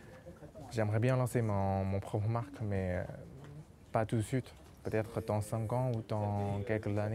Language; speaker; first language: French; non-native, local second language; Chinese